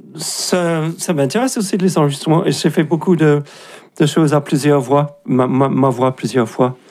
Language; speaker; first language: French; non-native, fluent; English